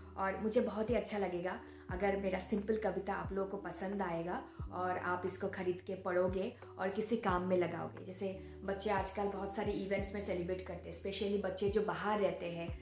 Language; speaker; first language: Hindi; non-native, local second language; Bangla